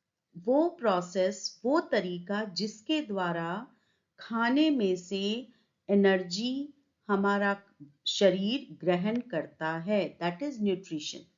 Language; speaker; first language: Hindi; native; Hindi